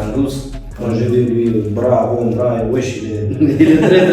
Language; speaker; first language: French; non-native, learner; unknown